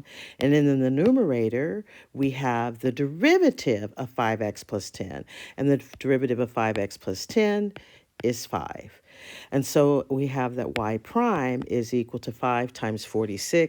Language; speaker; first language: English; native; English